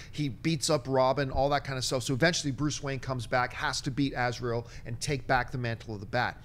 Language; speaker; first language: English; native; English